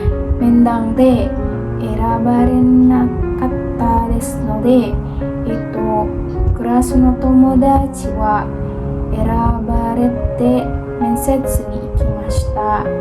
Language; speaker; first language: Japanese; non-native, learner; Indonesian